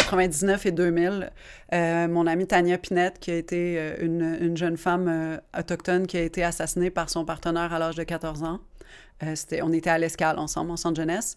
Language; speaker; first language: French; native; French